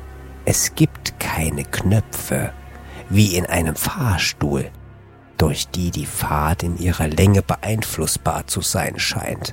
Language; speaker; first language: German; native; German